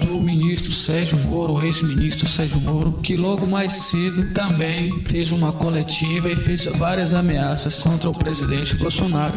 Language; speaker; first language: Portuguese; native; Portuguese